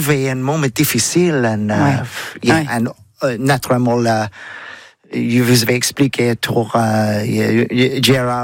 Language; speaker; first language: French; non-native, learner; English